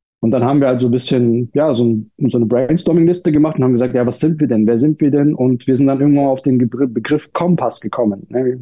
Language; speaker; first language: German; early bilingual, other home language; Turkish